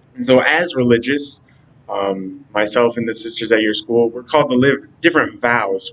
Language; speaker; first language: English; native; English